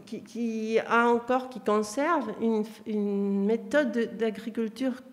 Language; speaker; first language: French; non-native, fluent; Spanish